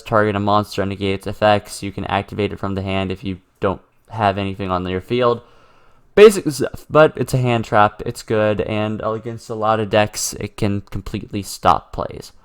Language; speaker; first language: English; native; English